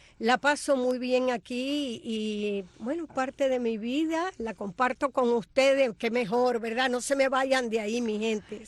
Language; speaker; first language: Spanish; native; Spanish